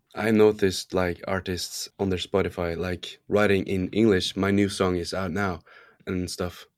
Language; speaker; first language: English; non-native, fluent; Norwegian